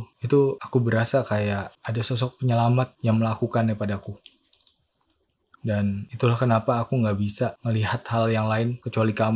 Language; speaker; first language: Indonesian; native; Indonesian